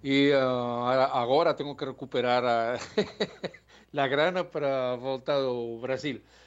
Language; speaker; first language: Portuguese; non-native, learner; Spanish